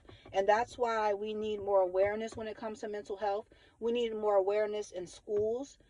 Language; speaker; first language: English; native; English